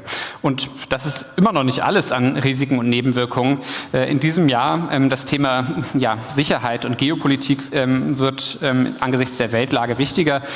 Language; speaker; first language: German; native; German